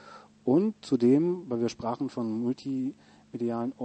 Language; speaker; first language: German; native; German